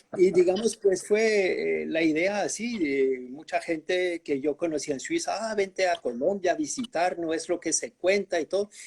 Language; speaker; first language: Spanish; early bilingual, heritage; Spanish